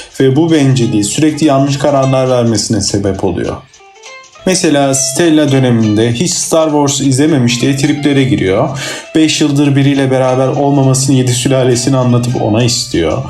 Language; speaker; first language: Turkish; native; Turkish